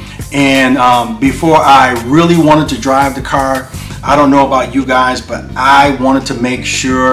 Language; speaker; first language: English; native; English